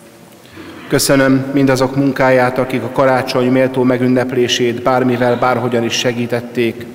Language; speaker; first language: Hungarian; native; Hungarian